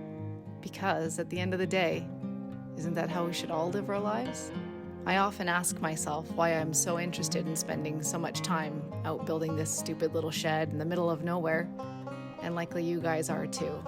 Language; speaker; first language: English; native; English